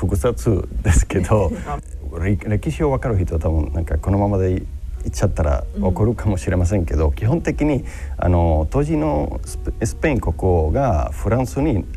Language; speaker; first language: Japanese; non-native, fluent; Spanish